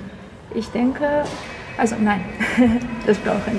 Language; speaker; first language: German; non-native, fluent; Georgian